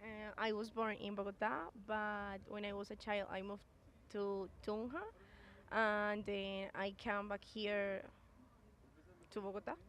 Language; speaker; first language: English; non-native, learner; Spanish